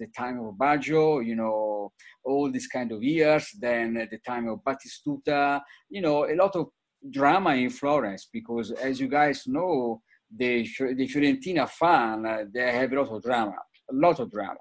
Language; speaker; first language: English; non-native, fluent; Italian